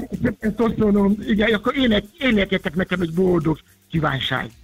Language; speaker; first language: Hungarian; non-native, fluent; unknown